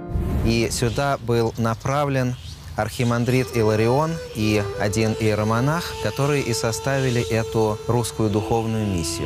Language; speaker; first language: Russian; native; Russian